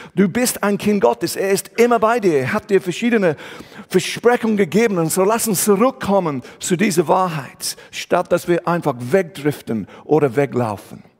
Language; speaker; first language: German; non-native, fluent; English